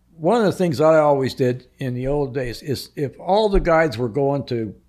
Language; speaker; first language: English; native; English